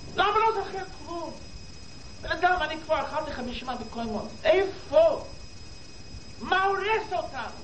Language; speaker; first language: Hebrew; non-native, fluent; English